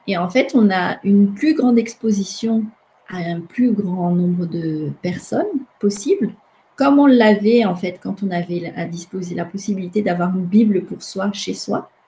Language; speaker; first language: French; non-native, local second language; Malagasy